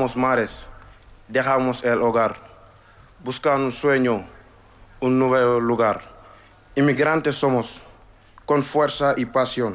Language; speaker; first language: Spanish; non-native, learner; Wolof